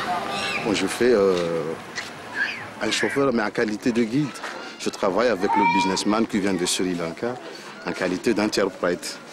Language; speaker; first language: French; non-native, fluent; Bulgarian